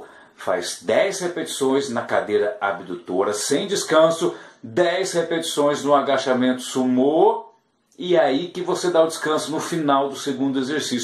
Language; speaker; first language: Portuguese; native; Portuguese